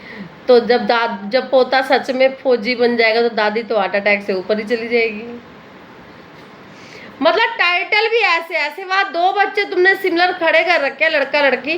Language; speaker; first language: Hindi; native; Hindi